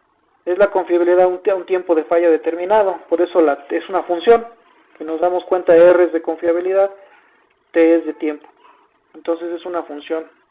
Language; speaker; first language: Spanish; native; Spanish